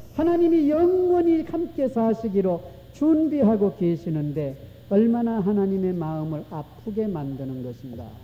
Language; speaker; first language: Korean; native; Korean